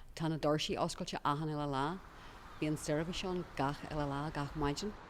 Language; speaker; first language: Irish; non-native, local second language; English